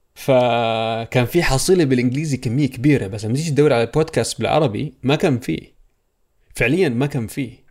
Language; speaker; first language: Arabic; native; Arabic